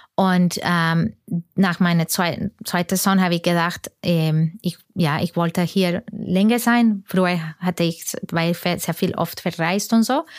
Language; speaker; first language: German; non-native, fluent; Spanish